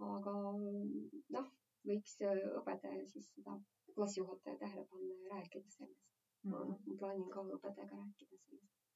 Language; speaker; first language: Estonian; non-native, local second language; Russian